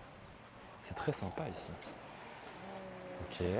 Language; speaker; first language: French; native; French